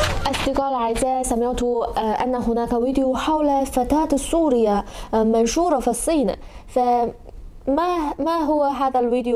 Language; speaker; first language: Arabic; non-native, learner; Chinese